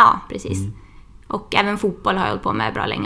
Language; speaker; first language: Swedish; native; Swedish